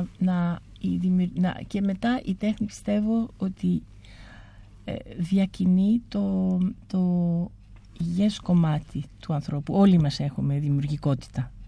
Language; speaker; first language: Greek; early bilingual, heritage; Greek